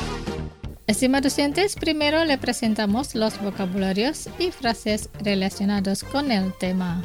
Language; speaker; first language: Spanish; non-native, fluent; Indonesian